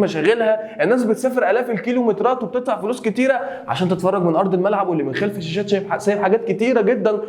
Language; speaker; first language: Arabic; native; Arabic